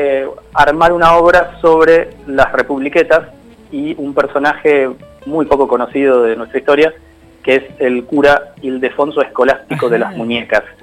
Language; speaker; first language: Spanish; native; Spanish